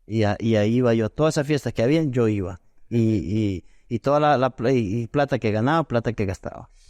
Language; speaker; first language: Spanish; native; Spanish